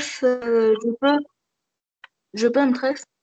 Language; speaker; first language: French; non-native, learner; Arabic